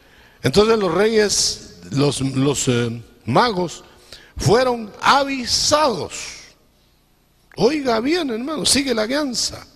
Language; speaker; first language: Spanish; native; Spanish